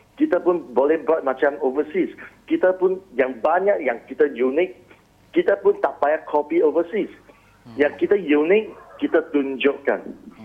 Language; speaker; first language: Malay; non-native, local second language; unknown